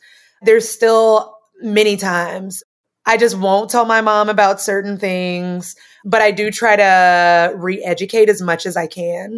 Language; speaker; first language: English; native; English